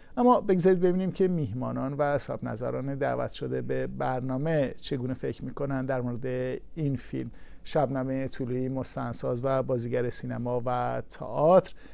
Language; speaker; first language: Persian; native; Persian